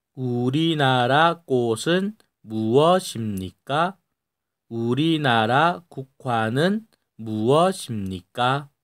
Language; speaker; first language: Korean; native; Korean